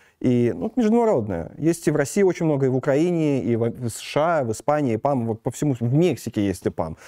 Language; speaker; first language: Russian; native; Russian